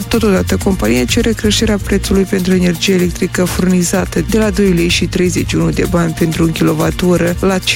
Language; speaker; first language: Romanian; native; Romanian